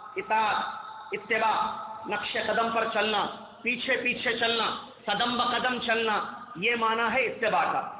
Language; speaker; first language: Urdu; native; Urdu